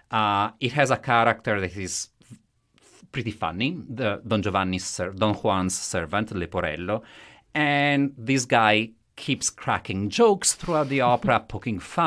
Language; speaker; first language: English; non-native, fluent; Italian